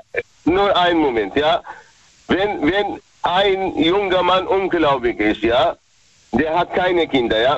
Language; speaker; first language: German; non-native, learner; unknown